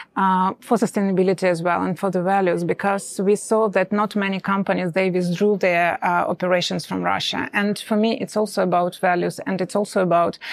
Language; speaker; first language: English; non-native, fluent; Ukrainian